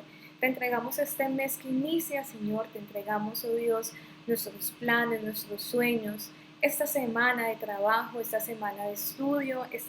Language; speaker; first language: Spanish; native; Spanish